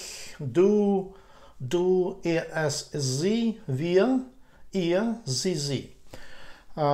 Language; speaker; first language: German; non-native, fluent; Ukrainian